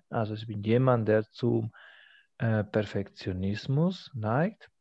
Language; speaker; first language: German; non-native, fluent; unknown